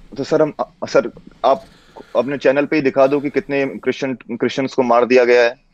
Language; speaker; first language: Hindi; native; Hindi